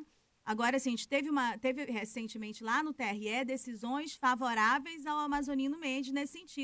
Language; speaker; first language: Portuguese; native; Portuguese